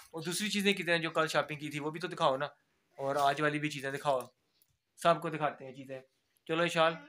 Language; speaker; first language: Urdu; non-native, local second language; Punjabi